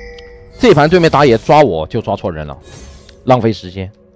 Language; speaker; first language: Chinese; native; Chinese